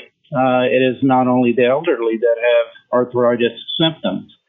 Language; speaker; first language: English; early bilingual, other home language; French